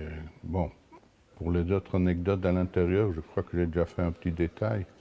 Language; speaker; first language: French; non-native, local second language; Luxembourgish